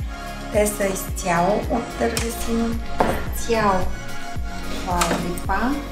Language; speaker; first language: Bulgarian; native; Bulgarian